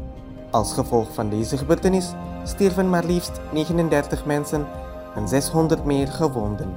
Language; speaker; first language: Dutch; non-native, fluent; Indonesian